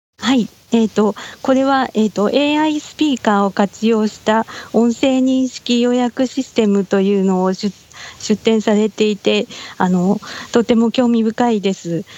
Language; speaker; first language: Japanese; native; Japanese